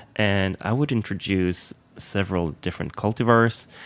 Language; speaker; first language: English; non-native, fluent; Swedish